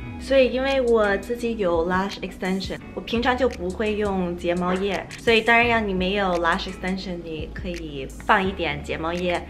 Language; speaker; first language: Chinese; early bilingual, heritage; Chinese